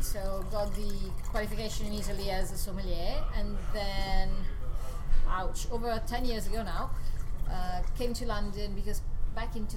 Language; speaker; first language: English; non-native, fluent; Italian